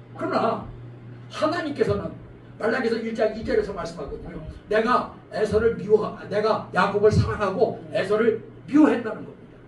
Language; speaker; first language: Korean; native; Korean